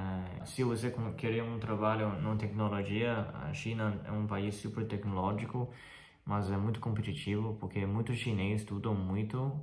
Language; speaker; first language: Portuguese; non-native, fluent; Chinese